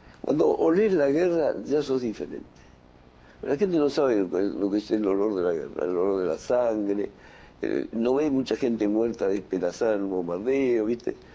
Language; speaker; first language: Spanish; native; Spanish